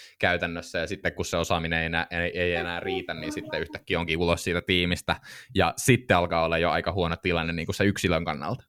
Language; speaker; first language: Finnish; native; Finnish